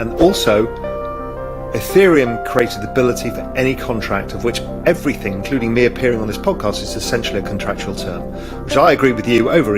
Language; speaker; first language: English; native; English